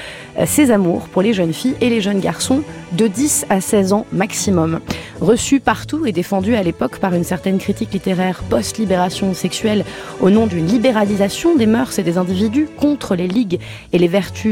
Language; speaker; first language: French; native; French